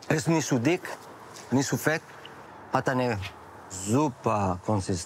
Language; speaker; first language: German; non-native, learner; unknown